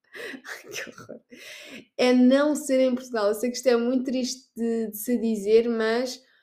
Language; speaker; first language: Portuguese; native; Portuguese